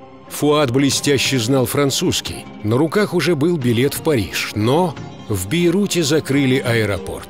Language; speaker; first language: Russian; native; Russian